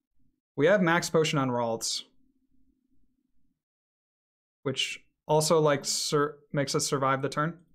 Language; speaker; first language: English; native; English